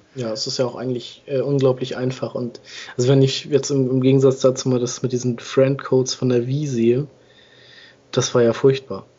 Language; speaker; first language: German; non-native, fluent; English